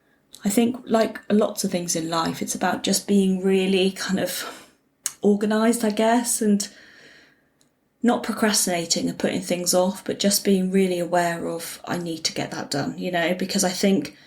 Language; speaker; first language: English; native; English